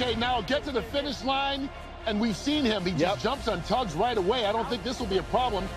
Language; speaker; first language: English; native; English